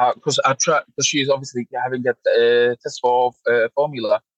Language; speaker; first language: English; non-native, fluent; Polish